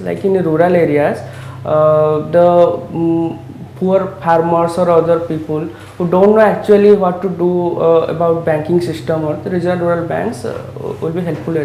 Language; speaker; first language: English; non-native, local second language; Odia